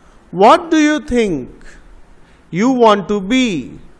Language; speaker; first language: English; non-native, local second language; Bangla